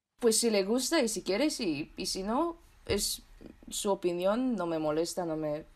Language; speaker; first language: Spanish; non-native, fluent; Romanian